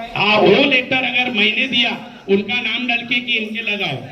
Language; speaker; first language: Hindi; non-native, local second language; Marathi